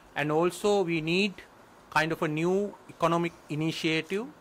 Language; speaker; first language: English; non-native, local second language; Sinhala